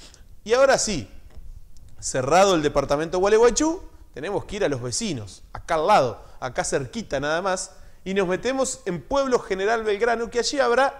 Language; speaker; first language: Spanish; native; Spanish